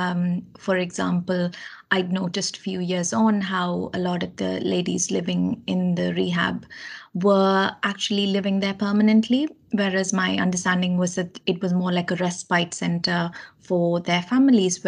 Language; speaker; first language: English; non-native, local second language; Malayalam